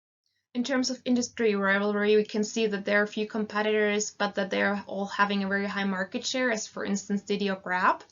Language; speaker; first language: English; non-native, fluent; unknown